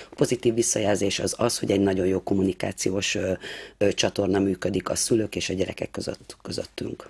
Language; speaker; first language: Hungarian; native; Hungarian